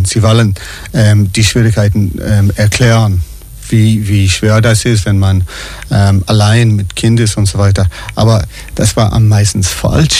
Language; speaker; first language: German; non-native, fluent; English